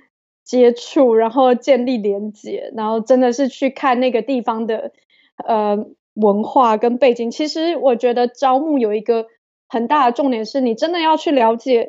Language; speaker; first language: Chinese; native; Chinese